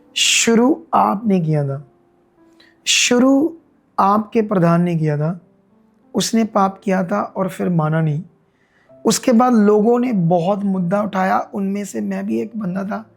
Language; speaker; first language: Hindi; non-native, local second language; Punjabi